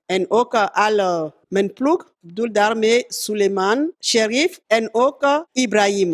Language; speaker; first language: Dutch; non-native, fluent; French